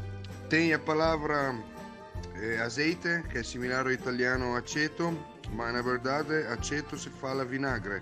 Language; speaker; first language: Portuguese; non-native, fluent; Italian